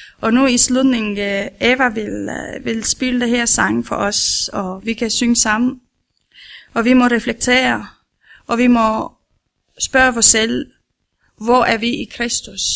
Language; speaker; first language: Danish; non-native, learner; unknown